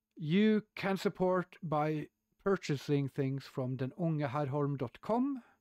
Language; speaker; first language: English; non-native, fluent; Norwegian